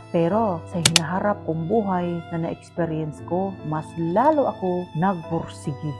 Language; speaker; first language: Filipino; non-native, local second language; Cebuano